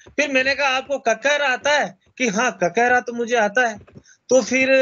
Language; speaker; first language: Hindi; native; Hindi